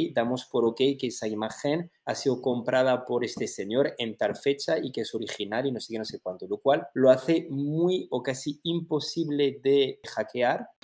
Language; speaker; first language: Spanish; native; Spanish